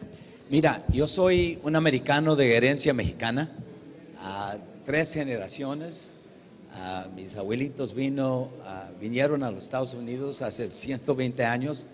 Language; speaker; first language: Spanish; early bilingual, heritage; English